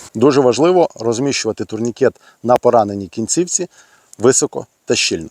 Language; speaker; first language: Ukrainian; native; Ukrainian